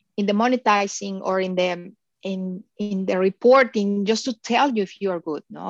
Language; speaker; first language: English; non-native, fluent; Spanish